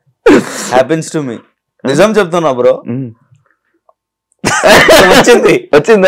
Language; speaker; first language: Telugu; non-native, local second language; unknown